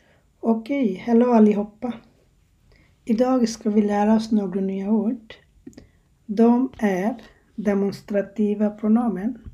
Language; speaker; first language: Swedish; non-native, learner; Bangla